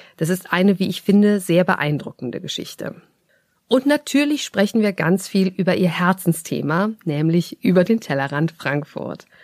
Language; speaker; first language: German; native; German